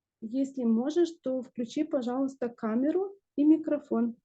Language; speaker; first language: Russian; non-native, local second language; Ukrainian